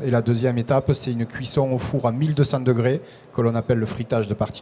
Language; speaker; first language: French; native; French